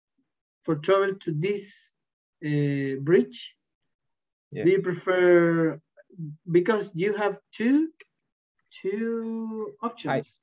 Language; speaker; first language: English; non-native, learner; Spanish